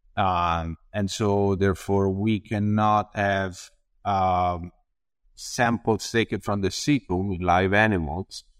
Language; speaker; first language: English; non-native, fluent; Italian